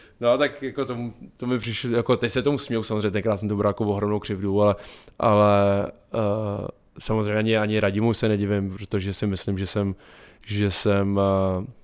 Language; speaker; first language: Czech; native; Czech